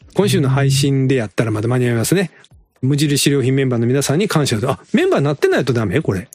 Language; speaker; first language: Japanese; native; Japanese